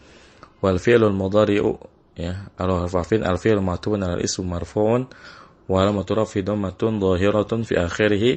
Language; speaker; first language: Arabic; non-native, fluent; Indonesian